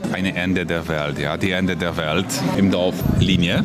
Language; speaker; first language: German; non-native, learner; Polish